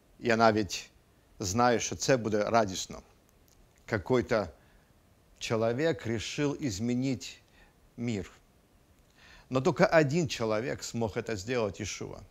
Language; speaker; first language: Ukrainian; non-native, local second language; Russian